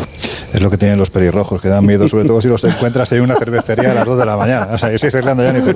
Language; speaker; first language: Spanish; native; Spanish